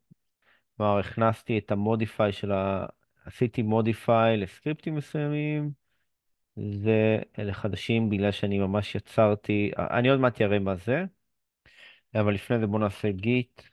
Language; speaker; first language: Hebrew; native; Hebrew